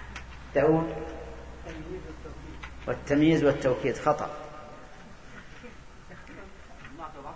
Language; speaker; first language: Arabic; native; Arabic